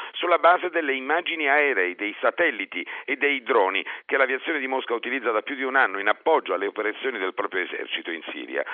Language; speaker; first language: Italian; native; Italian